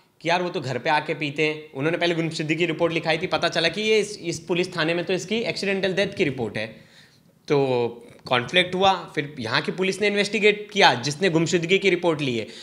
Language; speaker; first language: Hindi; native; Hindi